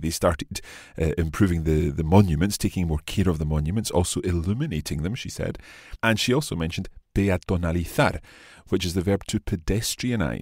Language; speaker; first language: English; native; English